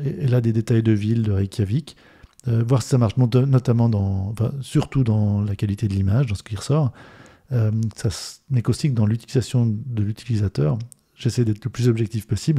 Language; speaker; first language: French; native; French